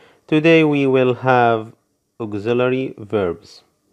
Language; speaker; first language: English; non-native, fluent; Arabic